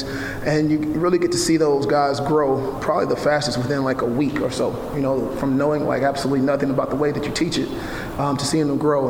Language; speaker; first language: English; native; English